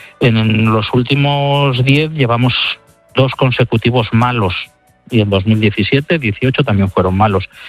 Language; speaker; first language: Spanish; native; Spanish